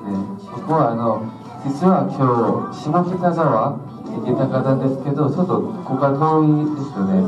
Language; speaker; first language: Japanese; non-native, learner; Korean